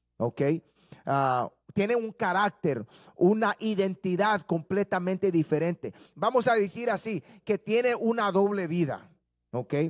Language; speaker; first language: Spanish; early bilingual, heritage; Spanish